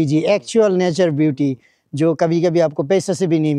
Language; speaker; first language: Hindi; non-native, fluent; Bangla